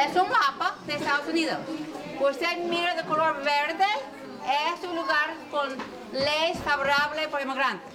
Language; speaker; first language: Spanish; non-native, fluent; English